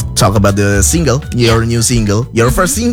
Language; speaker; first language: English; non-native, fluent; Indonesian